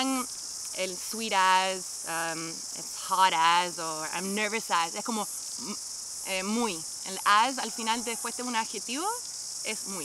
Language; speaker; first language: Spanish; non-native, fluent; English